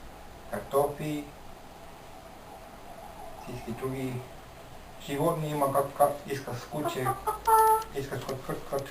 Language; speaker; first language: Bulgarian; non-native, learner; Finnish